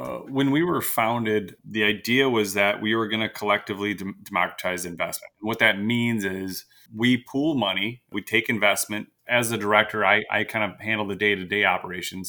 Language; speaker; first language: English; native; English